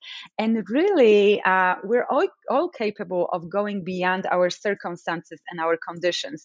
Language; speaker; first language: English; non-native, fluent; Polish